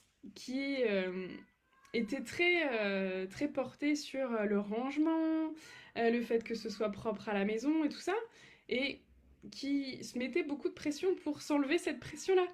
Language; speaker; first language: French; native; French